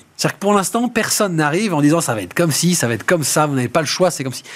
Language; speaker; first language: French; native; French